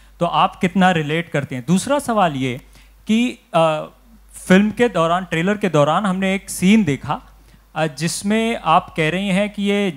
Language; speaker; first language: Hindi; native; Hindi